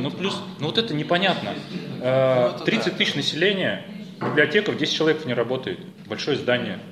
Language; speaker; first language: Russian; native; Russian